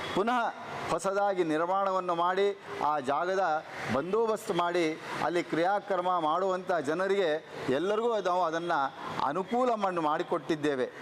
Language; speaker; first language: Kannada; non-native, local second language; Marathi